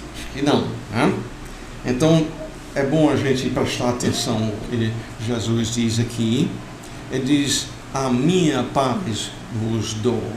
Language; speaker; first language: Portuguese; non-native, fluent; English